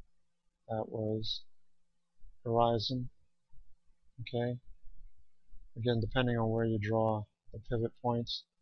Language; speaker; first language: English; native; English